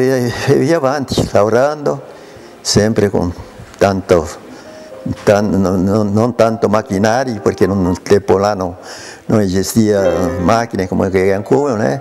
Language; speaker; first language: Italian; early bilingual, heritage; Italian